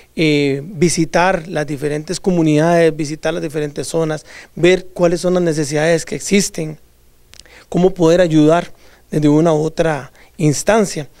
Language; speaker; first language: Spanish; native; Spanish